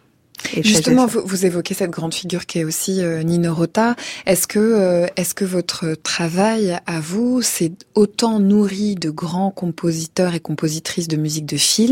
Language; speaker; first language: French; native; French